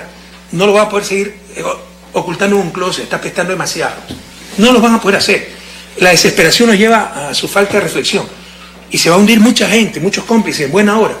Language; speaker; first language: Spanish; native; Spanish